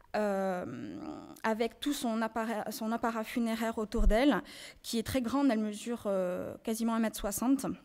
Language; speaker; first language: French; native; French